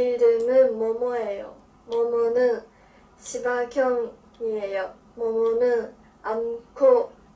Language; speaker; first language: Korean; non-native, learner; Japanese